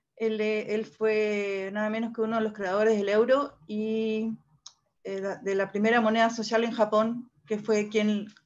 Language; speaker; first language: Spanish; native; Spanish